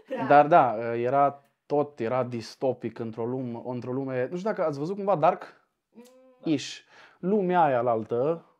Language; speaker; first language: Romanian; native; Romanian